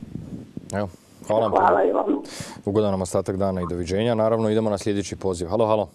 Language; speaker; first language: Croatian; native; Croatian